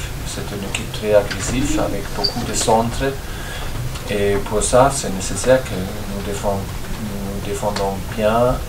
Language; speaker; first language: French; non-native, fluent; German